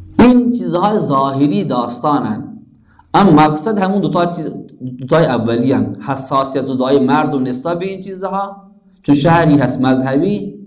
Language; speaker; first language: Persian; non-native, local second language; Baluchi